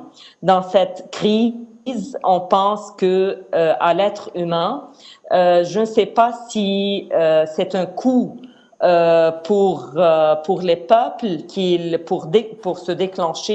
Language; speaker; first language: French; non-native, fluent; Arabic